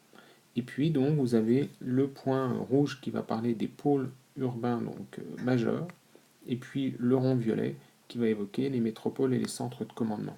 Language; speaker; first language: French; native; French